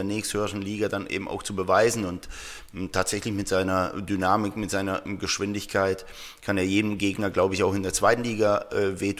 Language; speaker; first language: German; native; German